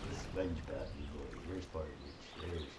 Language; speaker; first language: English; native; English